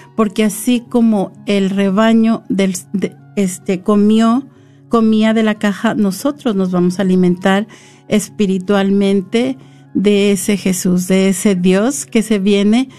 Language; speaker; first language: Spanish; native; Spanish